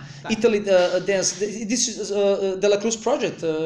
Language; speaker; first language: English; non-native, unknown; Serbian